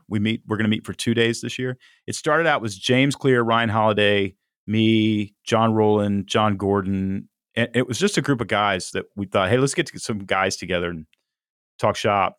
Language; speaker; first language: English; native; English